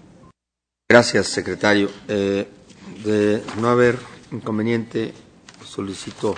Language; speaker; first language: Spanish; native; Spanish